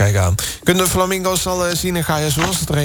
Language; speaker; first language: Dutch; native; Dutch